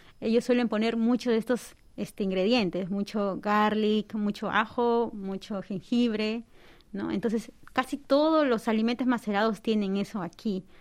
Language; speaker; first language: Spanish; native; Spanish